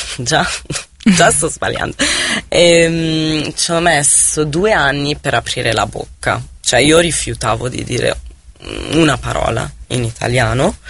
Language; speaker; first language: Italian; non-native, fluent; Arabic